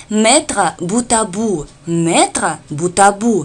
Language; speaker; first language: French; non-native, fluent; Russian